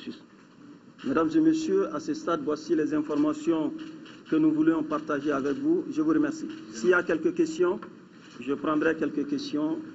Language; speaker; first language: French; non-native, local second language; Bambara